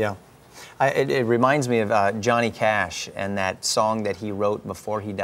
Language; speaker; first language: English; native; English